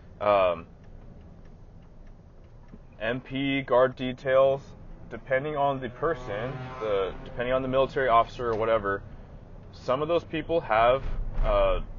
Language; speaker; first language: English; native; English